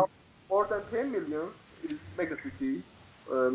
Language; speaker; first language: English; non-native, learner; Persian